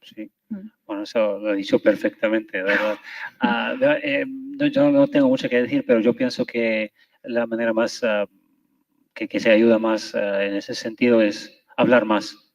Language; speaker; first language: Spanish; non-native, fluent; Arabic